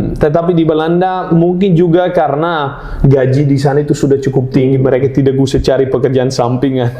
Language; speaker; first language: Indonesian; non-native, fluent; Dutch